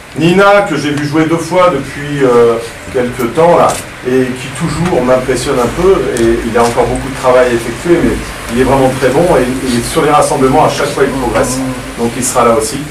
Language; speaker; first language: French; native; French